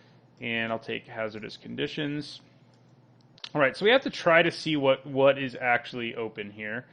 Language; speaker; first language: English; native; English